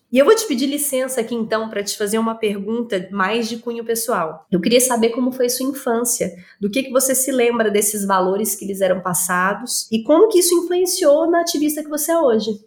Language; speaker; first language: Portuguese; native; Portuguese